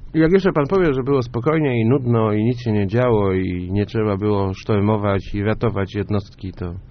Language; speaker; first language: Polish; native; Polish